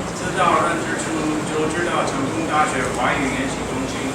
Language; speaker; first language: Chinese; non-native, fluent; English